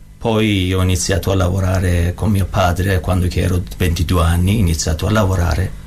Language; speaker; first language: Italian; non-native, learner; Persian